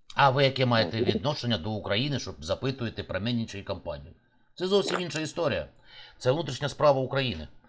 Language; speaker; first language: Ukrainian; native; Ukrainian